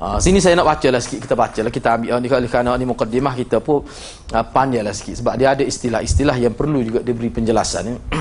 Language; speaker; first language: Malay; native; Malay